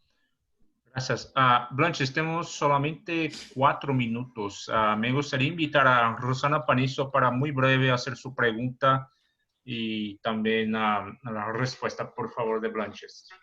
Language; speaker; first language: Spanish; non-native, learner; Portuguese